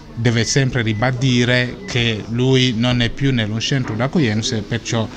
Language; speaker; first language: Italian; non-native, fluent; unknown